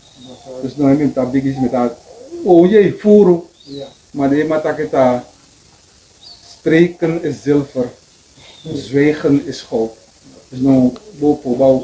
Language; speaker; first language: Dutch; non-native, local second language; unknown